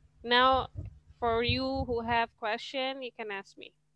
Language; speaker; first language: English; non-native, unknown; Indonesian